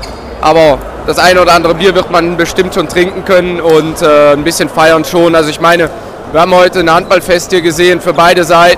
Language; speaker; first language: German; native; German